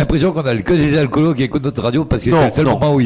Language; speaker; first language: French; native; French